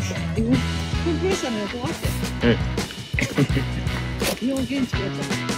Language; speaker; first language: Japanese; native; Japanese